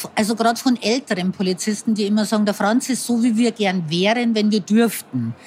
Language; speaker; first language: German; native; German